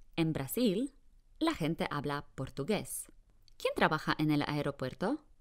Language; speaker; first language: Spanish; non-native, fluent; Polish